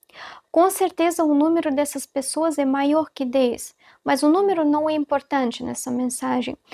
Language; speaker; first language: Portuguese; non-native, fluent; Russian